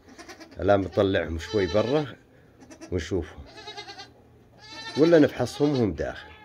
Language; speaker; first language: Arabic; native; Arabic